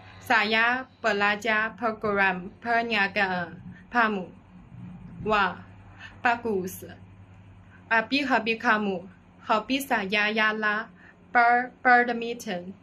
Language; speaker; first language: Indonesian; non-native, learner; Chinese